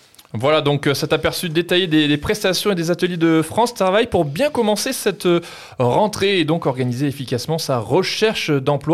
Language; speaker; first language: French; native; French